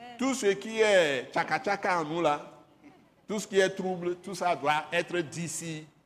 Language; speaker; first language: French; non-native, local second language; Ewe